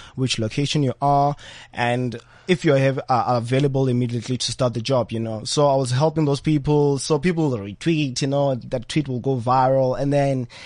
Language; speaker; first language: English; non-native, local second language; Venda